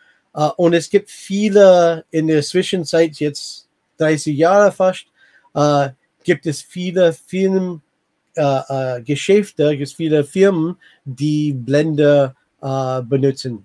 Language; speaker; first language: German; non-native, fluent; English